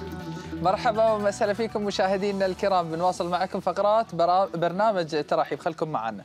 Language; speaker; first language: Arabic; native; Arabic